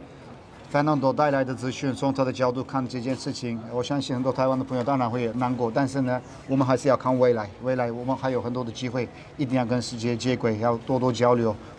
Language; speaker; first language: Chinese; non-native, fluent; Turkish